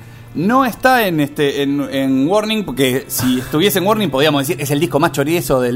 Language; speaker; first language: Spanish; native; Spanish